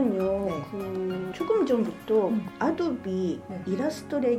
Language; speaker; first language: Korean; non-native, fluent; Japanese